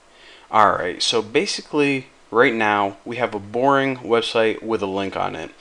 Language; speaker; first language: English; native; English